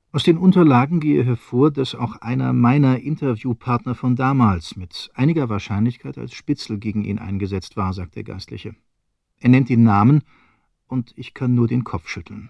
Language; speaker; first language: German; native; German